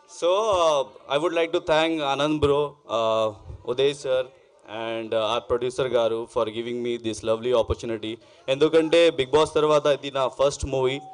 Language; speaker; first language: Telugu; non-native, local second language; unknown